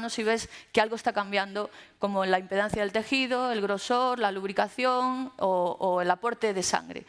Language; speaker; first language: Spanish; native; Spanish